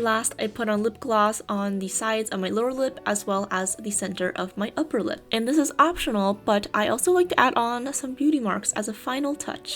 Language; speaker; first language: English; native; English